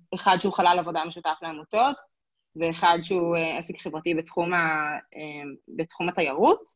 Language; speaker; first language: Hebrew; native; Hebrew